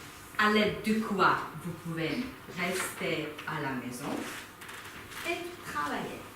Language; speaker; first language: French; non-native, fluent; Ukrainian